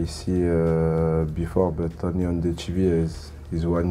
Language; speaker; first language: English; non-native, learner; French